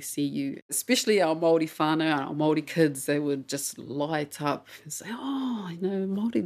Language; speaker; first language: English; non-native, local second language; Māori